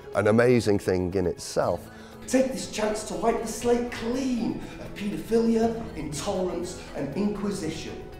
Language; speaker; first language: English; native; English